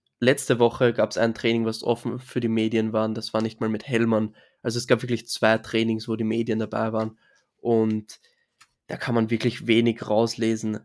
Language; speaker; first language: German; native; German